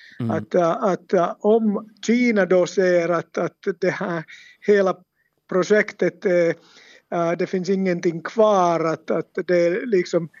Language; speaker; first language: Swedish; non-native, local second language; Finnish